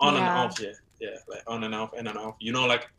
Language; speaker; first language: English; non-native, learner; Indonesian